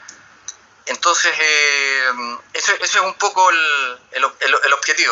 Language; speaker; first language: Spanish; native; Spanish